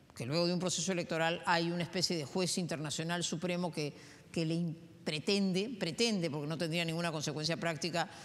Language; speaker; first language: Spanish; native; Spanish